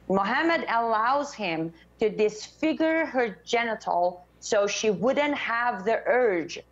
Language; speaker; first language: English; non-native, fluent; Persian